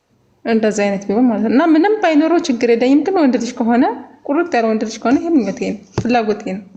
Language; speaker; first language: Amharic; native; Amharic